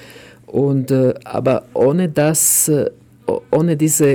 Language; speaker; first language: German; non-native, fluent; Croatian